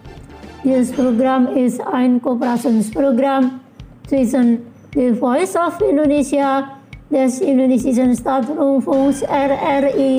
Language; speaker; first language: German; non-native, learner; Indonesian